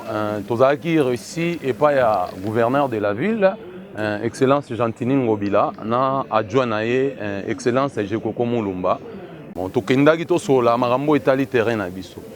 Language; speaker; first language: Lingala; native; Lingala